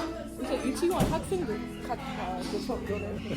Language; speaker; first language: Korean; non-native, learner; English